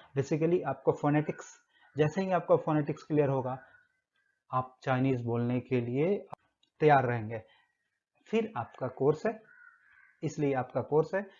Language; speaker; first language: Hindi; native; Hindi